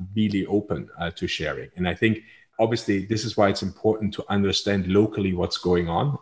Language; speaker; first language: English; non-native, fluent; German